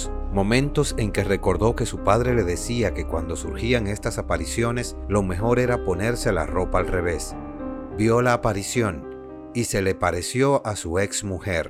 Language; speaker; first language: Spanish; native; Spanish